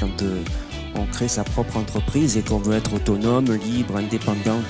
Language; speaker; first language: French; native; French